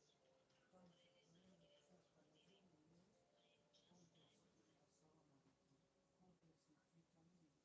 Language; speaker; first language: Russian; non-native, learner; Tajik